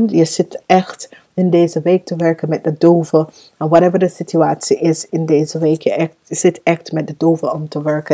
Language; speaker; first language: Dutch; non-native, fluent; English